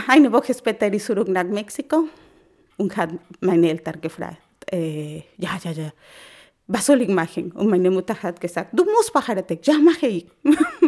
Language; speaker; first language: German; non-native, learner; Spanish